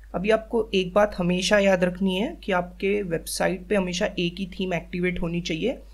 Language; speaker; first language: Hindi; native; Hindi